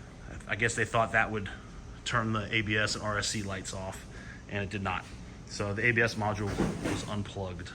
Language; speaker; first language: English; native; English